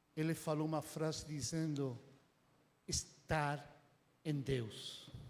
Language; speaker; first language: Portuguese; non-native, fluent; Spanish